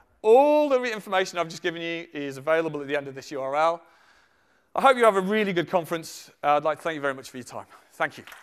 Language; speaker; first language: English; native; English